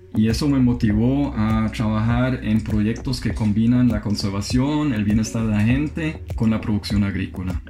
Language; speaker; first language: Spanish; non-native, fluent; German